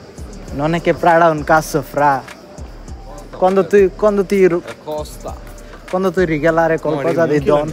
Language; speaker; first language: Italian; non-native, learner; Bangla